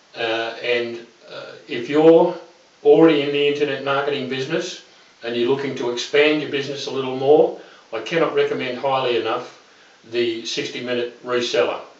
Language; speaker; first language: English; native; English